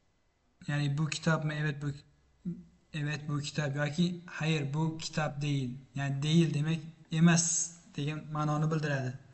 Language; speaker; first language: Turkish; non-native, fluent; Uzbek